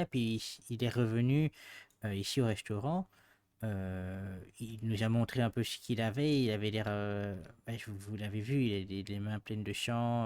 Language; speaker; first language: French; native; French